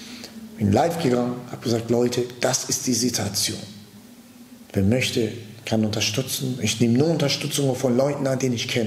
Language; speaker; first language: German; early bilingual, other home language; Turkish